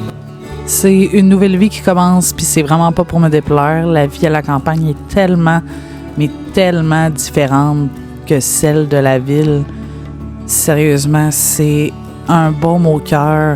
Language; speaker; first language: French; native; French